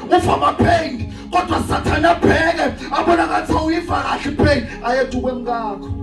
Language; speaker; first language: Zulu; non-native, local second language; Swati